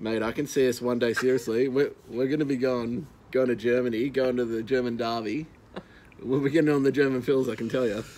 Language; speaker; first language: English; native; English